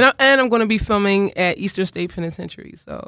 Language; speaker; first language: English; native; English